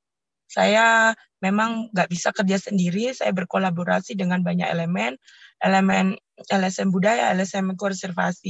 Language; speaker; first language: Indonesian; native; Indonesian